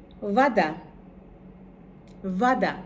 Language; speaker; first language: Russian; non-native, fluent; Bangla